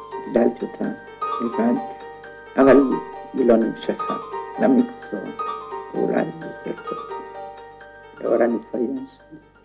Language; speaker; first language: Hebrew; non-native, fluent; Romanian